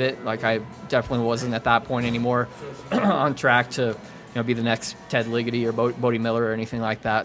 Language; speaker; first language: English; native; English